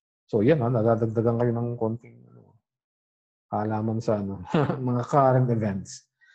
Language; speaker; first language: Filipino; native; Filipino